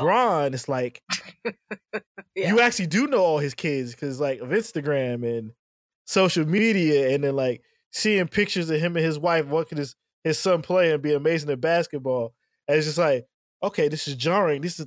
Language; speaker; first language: English; native; English